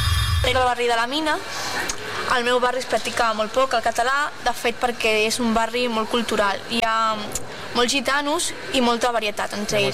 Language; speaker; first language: Catalan; non-native, local second language; Spanish